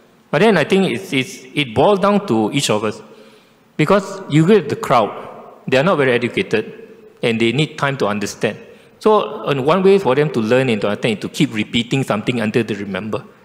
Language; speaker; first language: English; non-native, local second language; Chinese